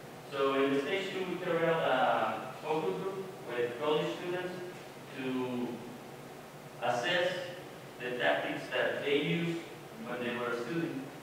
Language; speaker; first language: English; non-native, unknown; Spanish